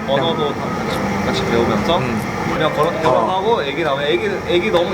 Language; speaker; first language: Korean; early bilingual, heritage; Korean